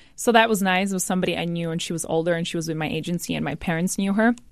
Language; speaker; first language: English; non-native, fluent; Czech